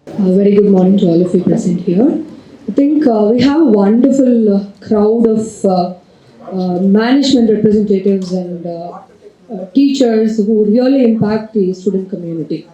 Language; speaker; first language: English; non-native, local second language; Tamil